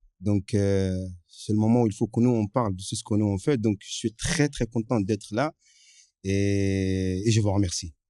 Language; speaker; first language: French; non-native, fluent; Arabic